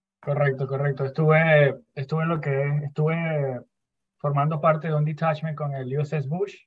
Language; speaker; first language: Spanish; native; Spanish